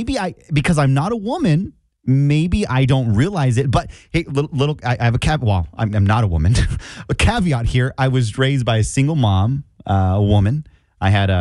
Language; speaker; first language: English; native; English